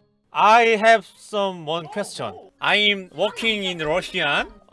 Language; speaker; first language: English; non-native, learner; Korean